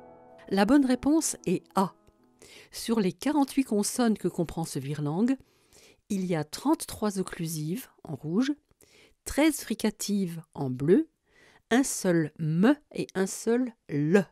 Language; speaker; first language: French; native; French